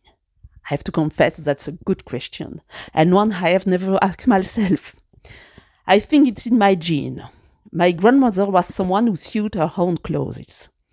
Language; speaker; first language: English; non-native, fluent; French